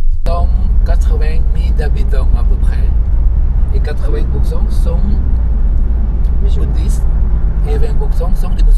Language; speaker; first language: French; non-native, learner; Thai